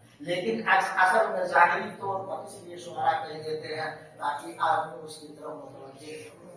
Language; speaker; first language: Urdu; native; Urdu